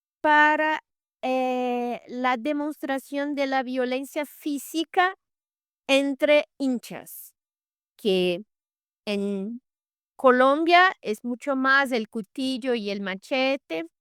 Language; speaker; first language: Spanish; non-native, fluent; Portuguese